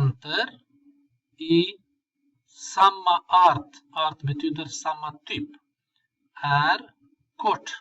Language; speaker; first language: Swedish; non-native, fluent; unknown